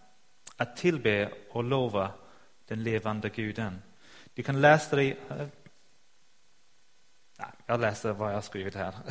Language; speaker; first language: Swedish; non-native, fluent; English